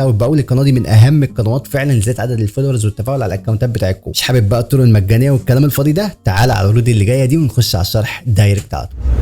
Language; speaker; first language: Arabic; native; Arabic